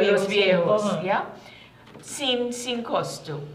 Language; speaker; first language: Spanish; non-native, learner; English